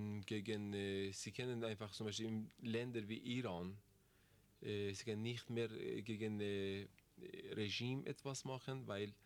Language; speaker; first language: German; non-native, learner; Persian